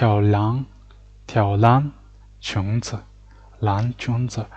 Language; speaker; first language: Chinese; non-native, learner; Mongolian